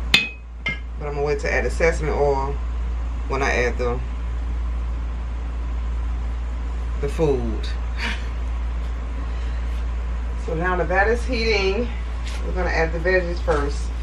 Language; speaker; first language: English; native; English